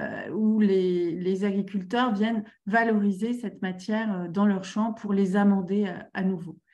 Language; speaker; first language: French; native; French